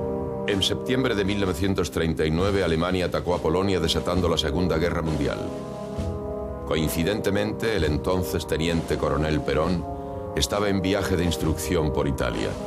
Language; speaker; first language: Spanish; native; Spanish